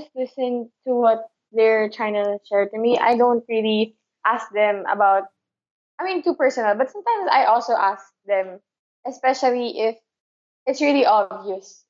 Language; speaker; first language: English; non-native, local second language; Filipino